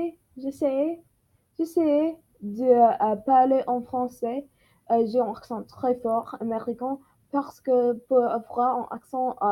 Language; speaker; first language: French; non-native, learner; English